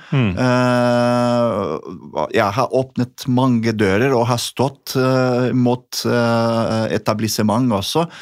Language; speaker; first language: Norwegian; non-native, fluent; Portuguese